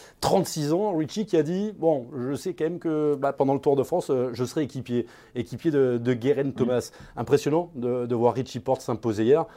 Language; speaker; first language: French; native; French